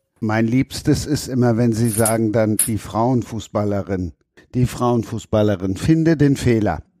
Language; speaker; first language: German; native; German